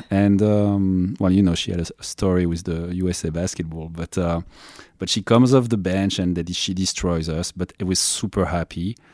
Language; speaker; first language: English; non-native, fluent; French